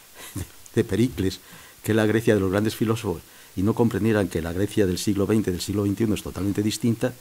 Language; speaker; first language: Spanish; native; Spanish